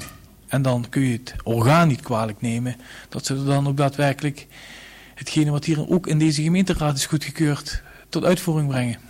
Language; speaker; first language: Dutch; native; Dutch